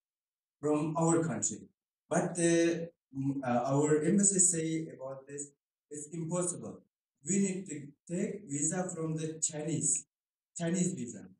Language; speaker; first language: English; non-native, learner; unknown